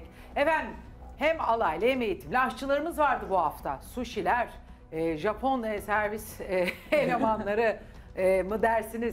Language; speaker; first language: Turkish; native; Turkish